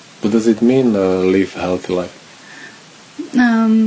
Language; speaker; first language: English; non-native, learner; Slovak